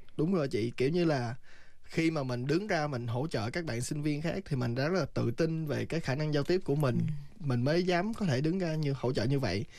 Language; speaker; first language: Vietnamese; native; Vietnamese